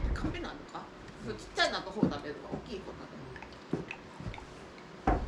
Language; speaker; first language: Japanese; native; Japanese